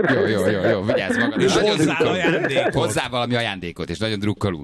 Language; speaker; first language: Hungarian; native; Hungarian